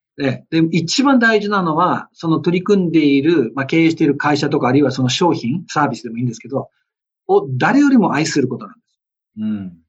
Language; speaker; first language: Japanese; early bilingual, other home language; Dutch